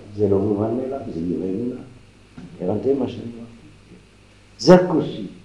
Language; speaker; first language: Hebrew; non-native, fluent; French